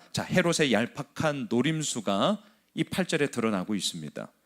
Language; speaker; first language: Korean; native; Korean